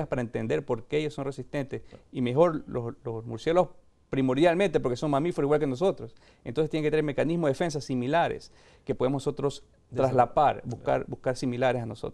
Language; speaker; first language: Spanish; native; Spanish